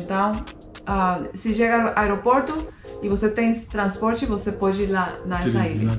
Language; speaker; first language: Portuguese; non-native, fluent; Spanish